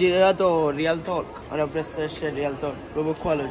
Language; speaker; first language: Italian; early bilingual, other home language; Arabic